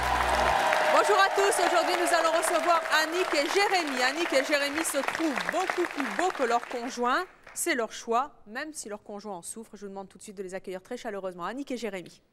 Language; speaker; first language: French; native; French